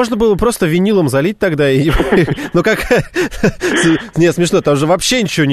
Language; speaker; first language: Russian; native; Russian